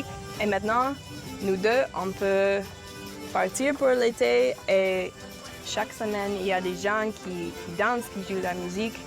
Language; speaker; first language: French; non-native, local second language; English